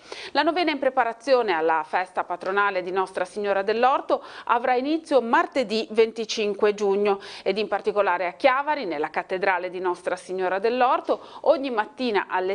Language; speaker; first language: Italian; native; Italian